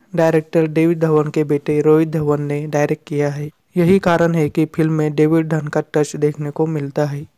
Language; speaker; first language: Hindi; native; Hindi